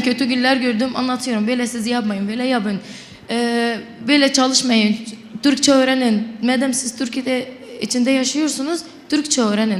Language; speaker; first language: Turkish; non-native, local second language; Arabic